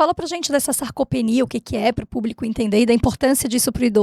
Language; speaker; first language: Portuguese; native; Portuguese